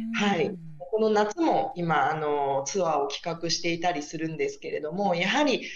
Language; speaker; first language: Japanese; native; Japanese